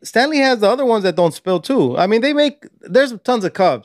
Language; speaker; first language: English; early bilingual, other home language; Spanish